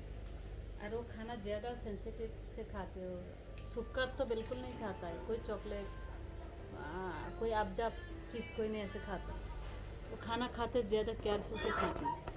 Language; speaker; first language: Hindi; non-native, learner; Bangla